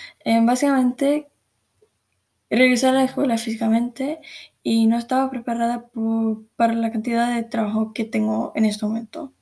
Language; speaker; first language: Spanish; early bilingual, heritage; Spanish